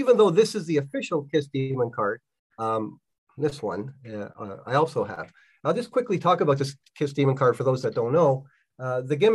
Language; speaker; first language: English; native; English